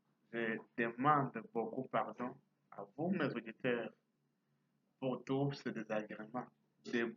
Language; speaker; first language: French; non-native, fluent; Portuguese